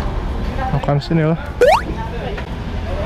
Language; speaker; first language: Indonesian; native; Indonesian